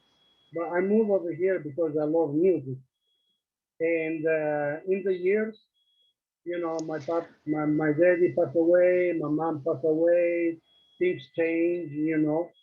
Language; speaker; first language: English; non-native, learner; Italian